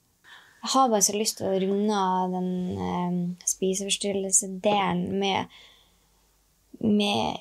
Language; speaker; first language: Norwegian; native; Norwegian